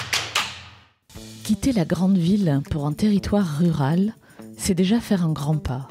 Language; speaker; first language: French; native; French